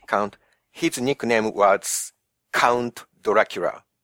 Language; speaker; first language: English; non-native, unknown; Japanese